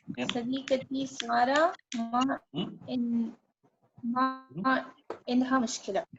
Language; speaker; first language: Arabic; non-native, learner; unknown